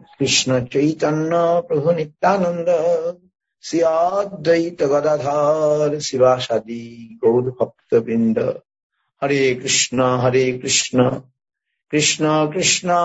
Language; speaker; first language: Bangla; native; Bangla